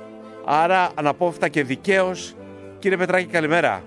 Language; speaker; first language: Greek; native; Greek